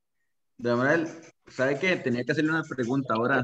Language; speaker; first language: Spanish; native; Spanish